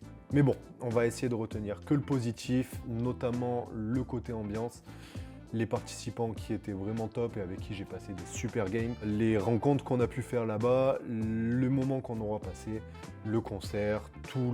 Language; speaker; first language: French; native; French